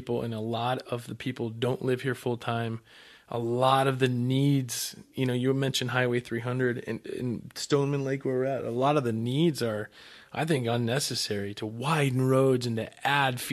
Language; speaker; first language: English; native; English